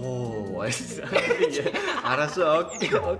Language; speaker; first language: Korean; non-native, learner; English